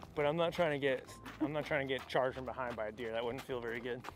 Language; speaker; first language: English; native; English